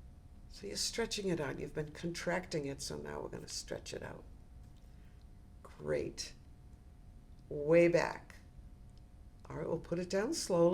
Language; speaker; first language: English; native; English